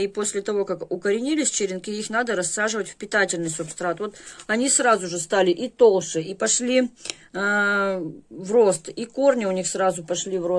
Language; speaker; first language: Russian; native; Russian